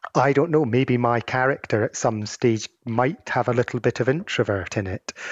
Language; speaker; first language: English; native; English